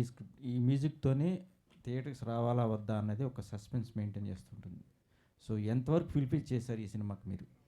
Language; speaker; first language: Telugu; native; Telugu